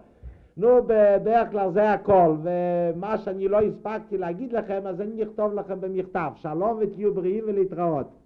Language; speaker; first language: Hebrew; non-native, fluent; Yiddish